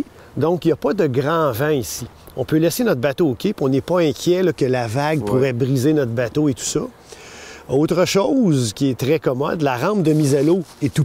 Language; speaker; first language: French; native; French